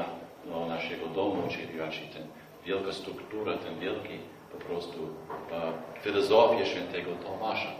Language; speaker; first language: Polish; non-native, fluent; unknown